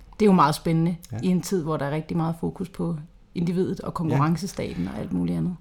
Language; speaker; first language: Danish; native; Danish